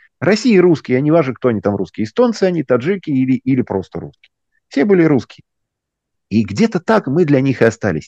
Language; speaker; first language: Russian; native; Russian